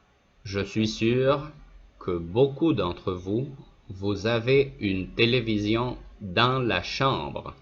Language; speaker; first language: French; non-native, fluent; Spanish